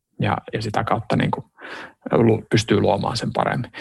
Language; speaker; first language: Finnish; native; Finnish